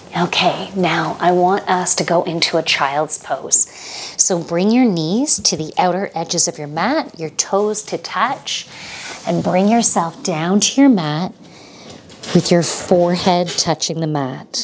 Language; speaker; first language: English; native; English